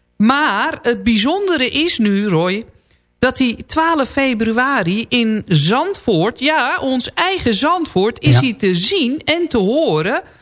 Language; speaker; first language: Dutch; native; Dutch